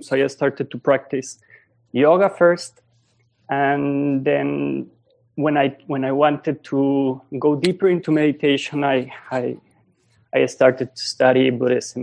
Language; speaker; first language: English; non-native, fluent; Spanish